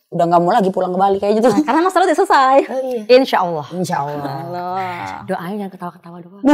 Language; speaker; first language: Indonesian; native; Indonesian